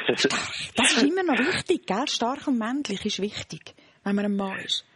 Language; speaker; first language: German; native; German